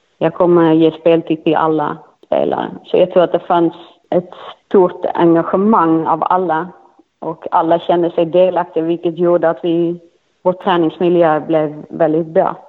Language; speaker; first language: Swedish; non-native, fluent; Dutch